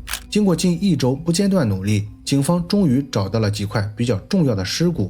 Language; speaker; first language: Chinese; native; Chinese